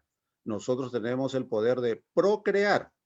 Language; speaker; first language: Spanish; native; Spanish